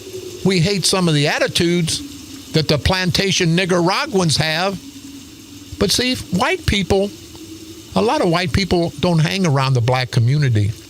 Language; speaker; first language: English; native; English